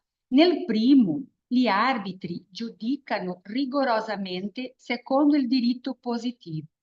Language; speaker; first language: Italian; non-native, fluent; Portuguese